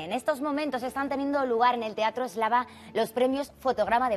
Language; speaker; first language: Spanish; native; Spanish